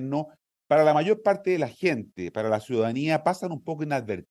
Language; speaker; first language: Spanish; native; Spanish